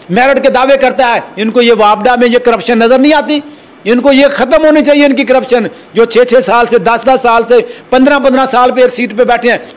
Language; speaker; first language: Urdu; native; Urdu